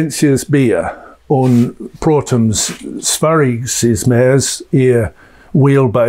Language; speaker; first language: Latvian; non-native, learner; English